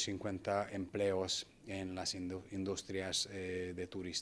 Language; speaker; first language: Spanish; non-native, fluent; Hungarian